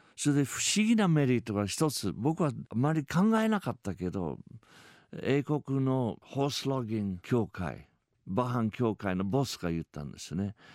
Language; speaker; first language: Japanese; non-native, fluent; English